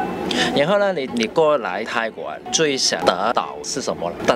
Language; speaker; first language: Chinese; non-native, local second language; Cantonese